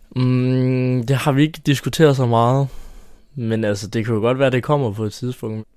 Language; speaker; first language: Danish; native; Danish